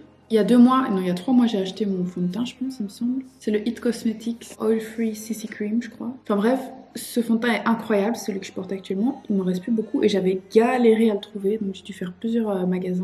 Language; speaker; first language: French; native; French